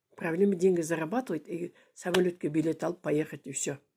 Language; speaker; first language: Russian; non-native, local second language; Kazakh